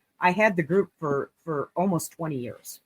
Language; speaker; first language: English; native; English